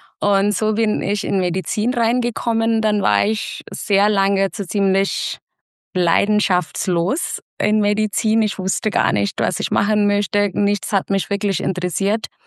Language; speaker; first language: German; non-native, fluent; Hindi